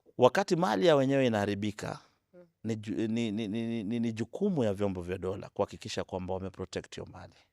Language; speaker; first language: Swahili; non-native, local second language; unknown